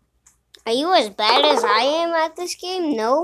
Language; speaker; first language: English; native; English